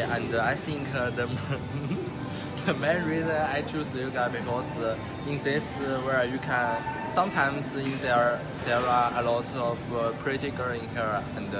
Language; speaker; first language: English; non-native, learner; Chinese